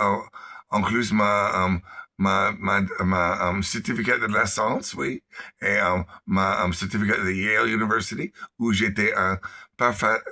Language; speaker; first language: French; non-native, learner; English